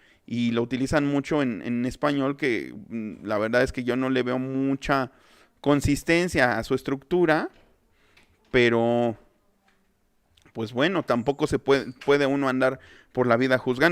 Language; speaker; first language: Spanish; native; Spanish